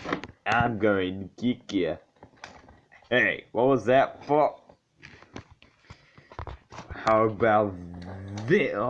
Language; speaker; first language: English; native; English